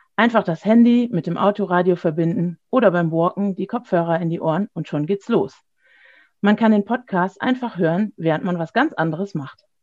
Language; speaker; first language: German; native; German